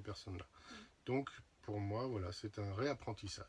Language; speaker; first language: French; native; French